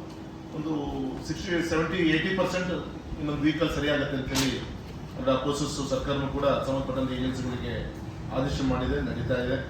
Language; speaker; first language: Kannada; native; Kannada